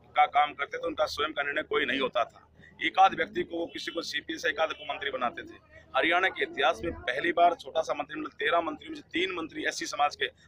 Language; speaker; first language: Hindi; native; Hindi